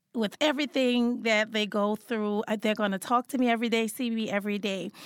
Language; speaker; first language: English; native; English